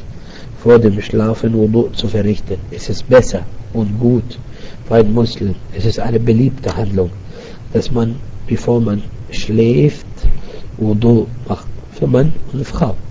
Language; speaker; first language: German; non-native, fluent; Arabic